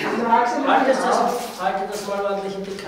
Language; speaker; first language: German; native; German